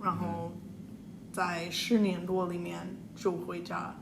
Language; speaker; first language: Chinese; non-native, learner; English